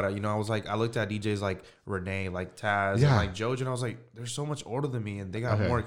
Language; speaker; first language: English; native; English